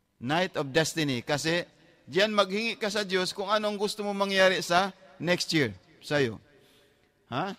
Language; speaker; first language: Filipino; non-native, local second language; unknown